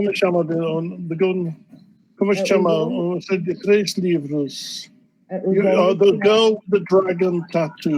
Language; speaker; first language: Portuguese; non-native, fluent; English